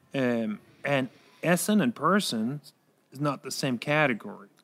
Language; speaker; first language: English; non-native, fluent; Danish